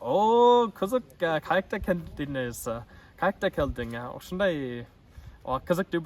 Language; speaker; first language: Kyrgyz; non-native, learner; English